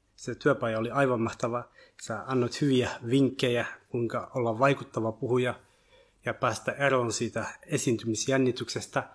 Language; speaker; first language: Finnish; early bilingual, other home language; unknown